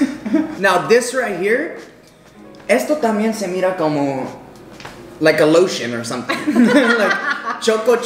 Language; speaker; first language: Spanish; non-native, learner; English